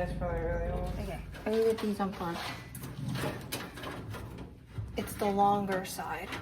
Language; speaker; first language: English; native; English